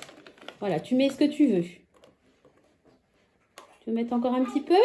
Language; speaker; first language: French; native; French